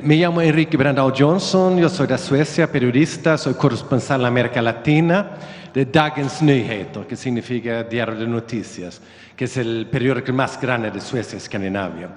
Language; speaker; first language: Spanish; non-native, learner; Swedish